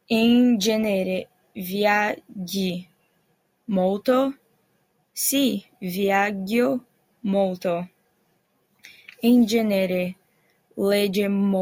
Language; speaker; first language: Italian; non-native, learner; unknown